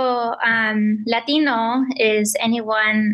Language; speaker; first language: English; early bilingual, other home language; Spanish